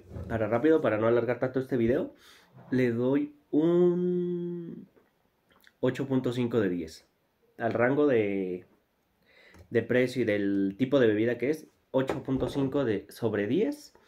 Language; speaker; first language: Spanish; native; Spanish